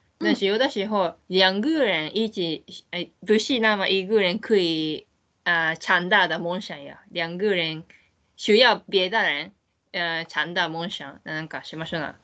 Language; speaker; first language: Chinese; non-native, learner; Japanese